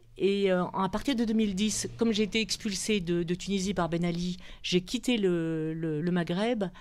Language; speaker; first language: French; native; French